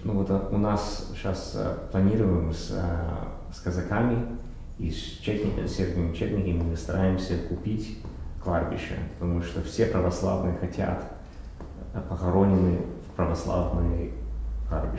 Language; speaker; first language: Russian; early bilingual, heritage; Russian